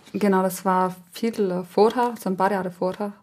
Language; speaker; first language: German; non-native, local second language; Ladin